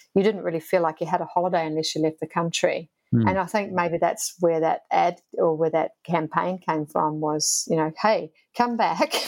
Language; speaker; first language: English; native; English